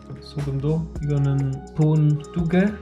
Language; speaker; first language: Korean; non-native, learner; German